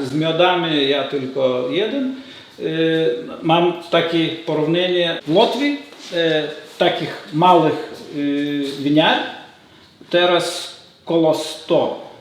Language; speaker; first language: Polish; non-native, learner; Lithuanian